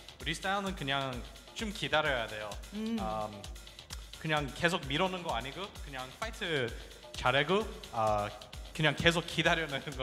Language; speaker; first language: Korean; non-native, learner; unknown